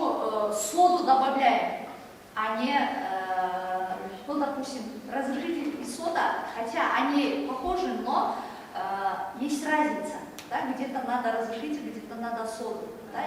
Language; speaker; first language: Russian; non-native, local second language; Kazakh